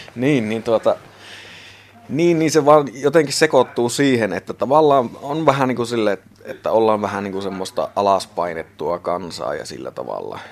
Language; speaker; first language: Finnish; native; Finnish